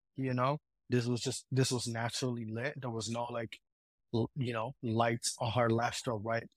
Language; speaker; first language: English; early bilingual, heritage; Italian